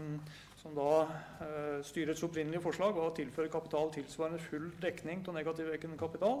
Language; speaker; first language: Norwegian; native; Norwegian